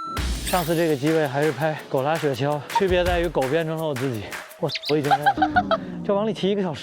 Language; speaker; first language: Chinese; native; Chinese